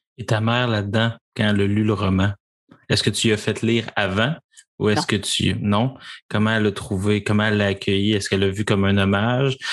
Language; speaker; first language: French; native; French